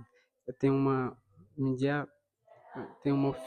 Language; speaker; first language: Portuguese; non-native, local second language; Fula